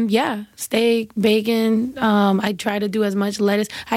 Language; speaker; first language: English; early bilingual, other home language; Spanish